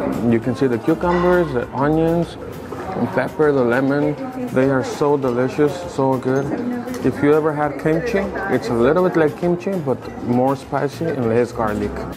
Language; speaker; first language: English; early bilingual, other home language; Spanish